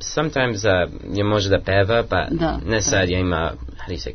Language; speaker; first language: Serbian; early bilingual, heritage; English